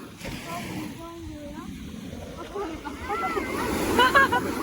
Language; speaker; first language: Korean; native; Korean